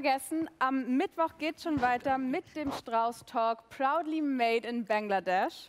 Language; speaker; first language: German; native; German